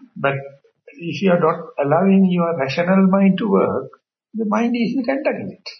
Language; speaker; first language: English; non-native, local second language; Sinhala